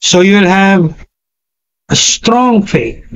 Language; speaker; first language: English; non-native, local second language; Filipino